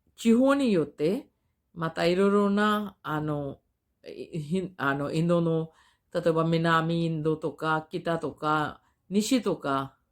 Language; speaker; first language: Japanese; non-native, fluent; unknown